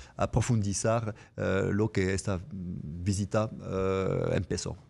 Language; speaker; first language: Spanish; non-native, fluent; French